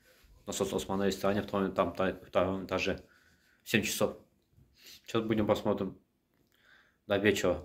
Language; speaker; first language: Russian; non-native, local second language; Azerbaijani